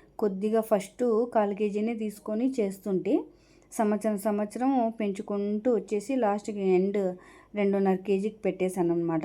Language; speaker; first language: Telugu; non-native, local second language; Urdu